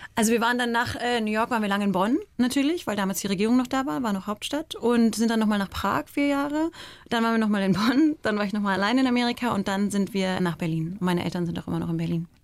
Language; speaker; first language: German; native; German